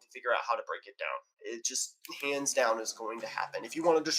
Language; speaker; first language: English; native; English